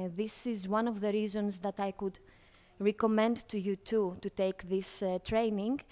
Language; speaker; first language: English; non-native, fluent; Greek